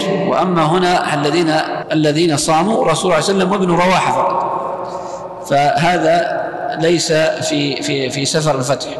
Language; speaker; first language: Arabic; native; Arabic